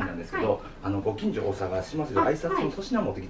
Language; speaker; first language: Japanese; native; Japanese